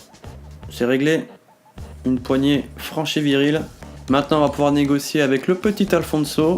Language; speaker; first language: French; native; French